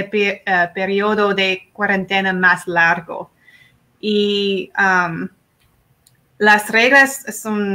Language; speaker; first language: Spanish; non-native, learner; English